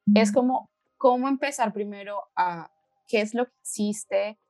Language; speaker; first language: Spanish; native; Spanish